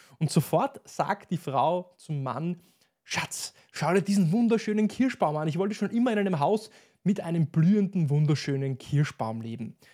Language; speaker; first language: German; native; German